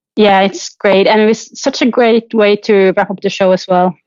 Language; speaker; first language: English; non-native, fluent; Norwegian